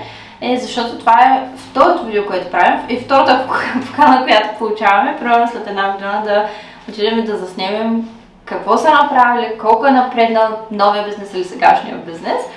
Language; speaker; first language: Bulgarian; native; Bulgarian